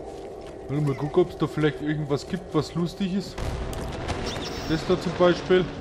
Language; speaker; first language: German; native; German